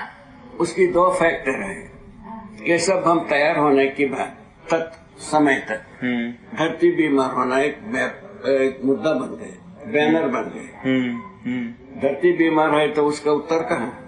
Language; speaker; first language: Hindi; non-native, local second language; Kannada